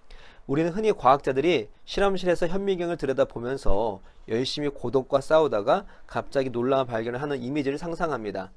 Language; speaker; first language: Korean; native; Korean